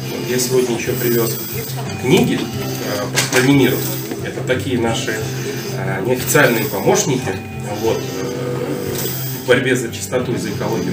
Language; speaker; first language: Russian; native; Russian